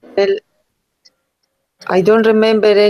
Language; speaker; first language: English; non-native, learner; Spanish